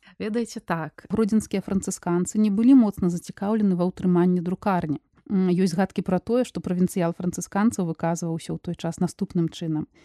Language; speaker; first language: Belarusian; non-native, local second language; Russian